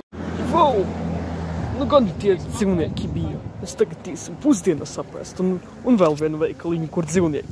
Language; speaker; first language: Latvian; non-native, local second language; Russian